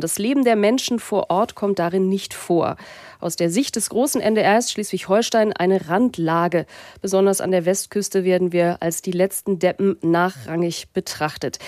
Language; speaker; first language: German; native; German